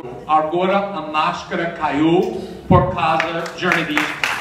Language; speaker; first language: Portuguese; non-native, fluent; English